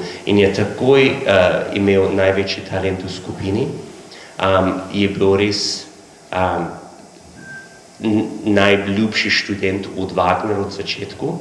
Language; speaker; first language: Slovenian; non-native, learner; English